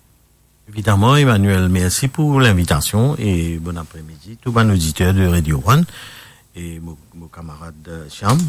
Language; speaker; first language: French; non-native, local second language; Morisyen